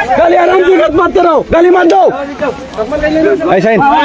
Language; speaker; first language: Hindi; non-native, learner; Bangla